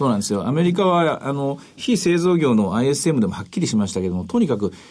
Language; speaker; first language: Japanese; native; Japanese